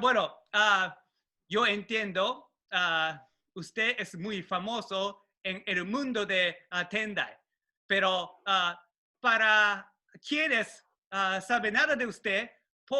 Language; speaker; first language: Spanish; non-native, learner; Japanese